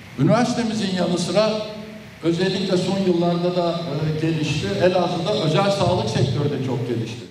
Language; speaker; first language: Turkish; native; Turkish